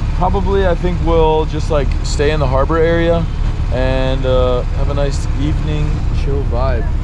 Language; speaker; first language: English; native; English